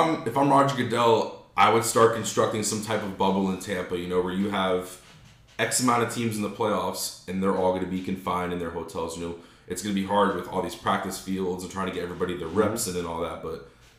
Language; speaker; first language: English; native; English